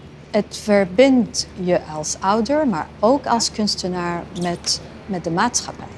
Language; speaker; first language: Dutch; non-native, fluent; Arabic